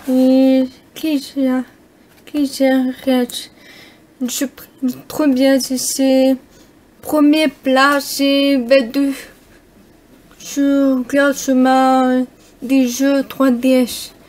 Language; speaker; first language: French; non-native, learner; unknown